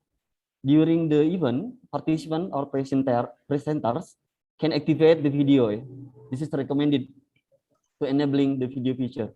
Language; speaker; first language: English; non-native, fluent; Indonesian